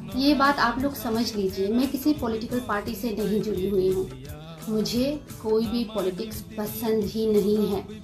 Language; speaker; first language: Hindi; non-native, local second language; Kok Borok